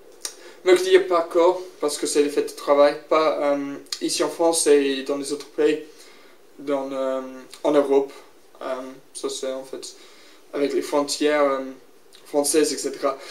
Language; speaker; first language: French; non-native, learner; English